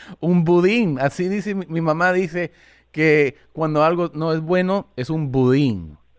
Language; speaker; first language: Spanish; early bilingual, heritage; Spanish